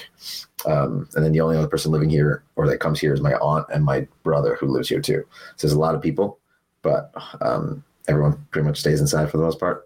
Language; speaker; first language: English; early bilingual, other home language; Spanish